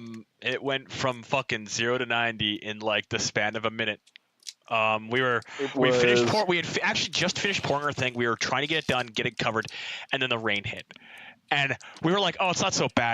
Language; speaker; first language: English; native; English